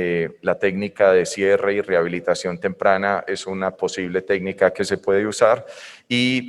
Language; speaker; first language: Spanish; native; Spanish